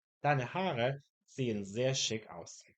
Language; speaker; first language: German; non-native, fluent; Polish